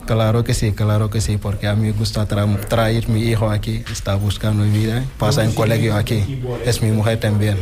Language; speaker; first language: Spanish; non-native, learner; Wolof